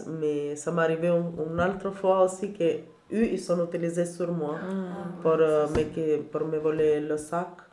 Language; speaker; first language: French; non-native, learner; Albanian